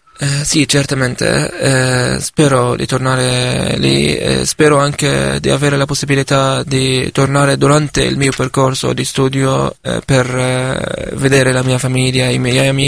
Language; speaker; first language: Italian; non-native, fluent; Arabic